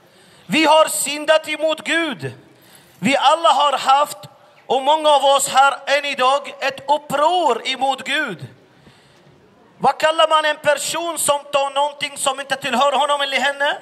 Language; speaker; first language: Swedish; non-native, fluent; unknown